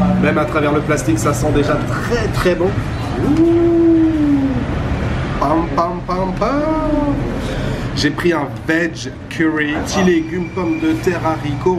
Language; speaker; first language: French; native; French